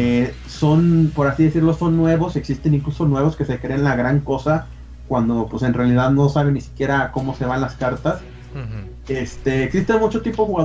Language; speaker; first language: Spanish; native; Spanish